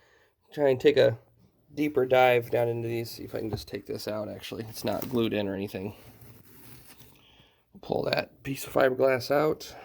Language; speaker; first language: English; native; English